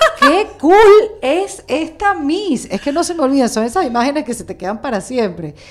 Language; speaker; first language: Spanish; native; Spanish